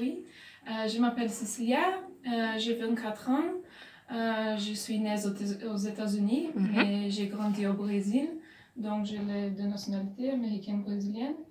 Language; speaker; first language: French; non-native, fluent; Portuguese